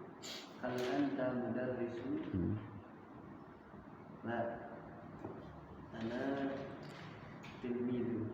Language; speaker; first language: Arabic; non-native, learner; Indonesian